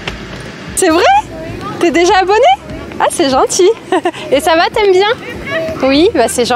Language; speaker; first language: French; native; French